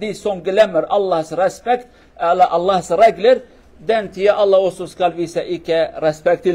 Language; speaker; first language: Norwegian; non-native, learner; Kurdish